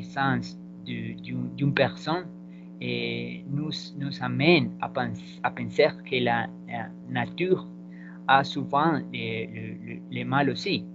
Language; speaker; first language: French; non-native, learner; Spanish